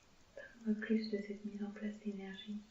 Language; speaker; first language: French; native; French